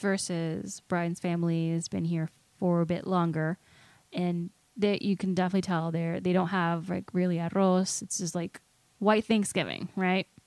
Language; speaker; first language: English; early bilingual, other home language; Spanish